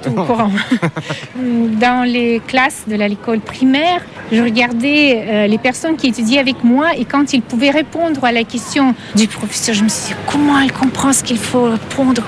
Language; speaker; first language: French; non-native, fluent; Russian